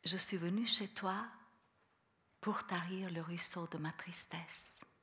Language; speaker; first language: French; non-native, fluent; Albanian